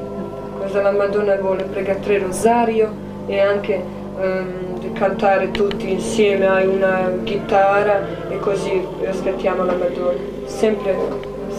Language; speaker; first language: Italian; non-native, learner; Croatian